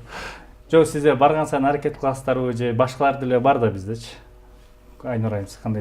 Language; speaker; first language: Kyrgyz; native; Kyrgyz